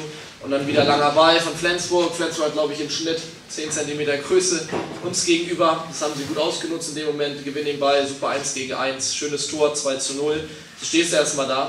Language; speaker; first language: German; native; German